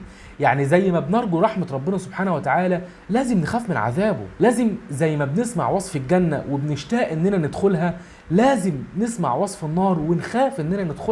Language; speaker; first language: Arabic; native; Arabic